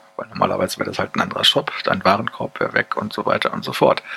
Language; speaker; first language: German; native; German